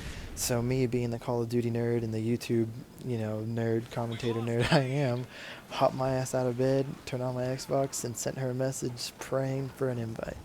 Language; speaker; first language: English; native; English